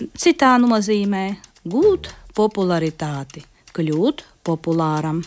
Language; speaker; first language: Latvian; native; Latvian